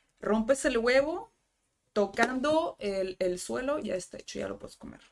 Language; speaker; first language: Spanish; non-native, fluent; Russian